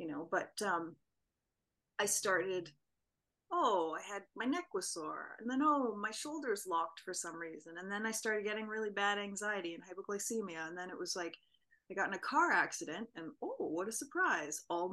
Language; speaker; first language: English; native; English